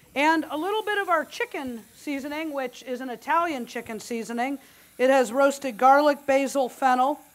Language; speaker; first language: English; native; English